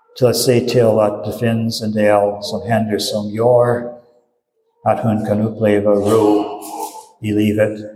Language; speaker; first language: Swedish; non-native, fluent; English